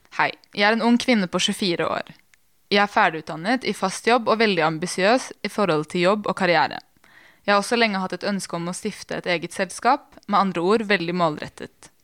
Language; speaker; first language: Norwegian; early bilingual, other home language; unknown